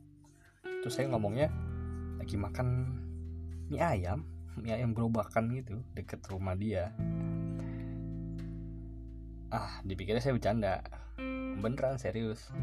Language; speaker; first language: Indonesian; native; Indonesian